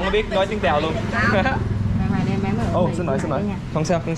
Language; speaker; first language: Vietnamese; early bilingual, heritage; English